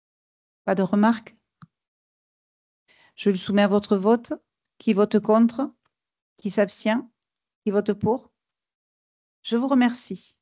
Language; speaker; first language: French; native; French